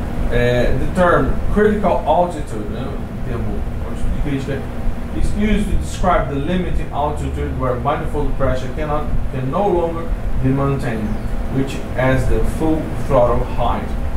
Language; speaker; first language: English; non-native, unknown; Portuguese